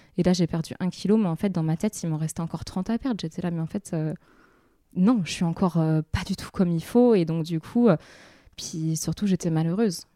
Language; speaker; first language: French; native; French